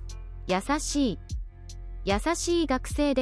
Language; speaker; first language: Japanese; non-native, learner; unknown